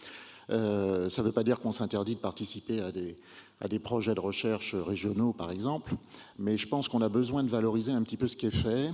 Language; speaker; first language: French; native; French